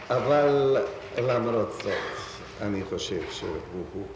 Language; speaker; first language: Hebrew; non-native, fluent; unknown